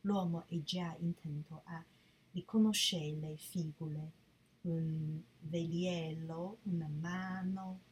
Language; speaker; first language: Italian; non-native, learner; Chinese